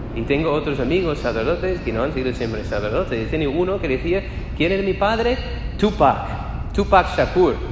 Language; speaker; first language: Spanish; non-native, fluent; English